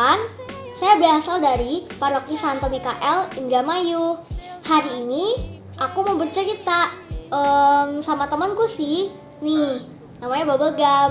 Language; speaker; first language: Indonesian; native; Indonesian